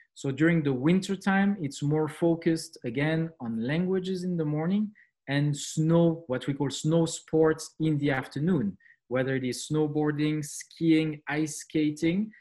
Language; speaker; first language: English; non-native, fluent; French